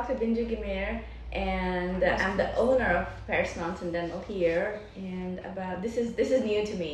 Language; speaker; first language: English; non-native, local second language; Nepali